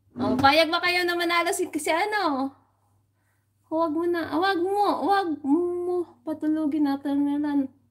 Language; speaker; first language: Filipino; non-native, local second language; Hiligaynon